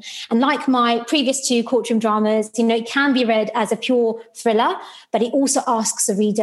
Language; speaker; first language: English; non-native, local second language; Sylheti